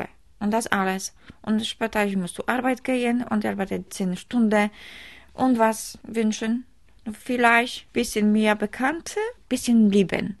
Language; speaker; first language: German; non-native, learner; Polish